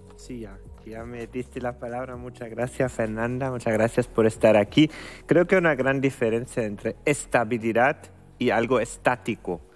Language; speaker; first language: Spanish; non-native, fluent; German